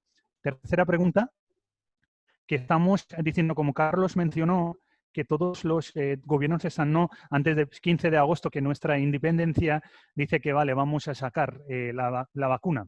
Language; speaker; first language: Spanish; non-native, fluent; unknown